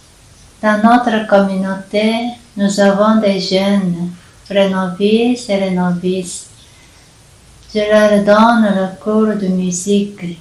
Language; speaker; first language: French; non-native, fluent; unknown